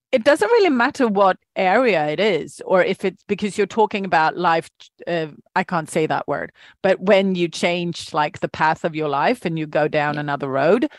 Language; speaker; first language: English; non-native, fluent; Swedish